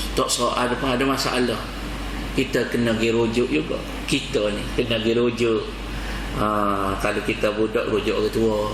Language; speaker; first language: Malay; native; Malay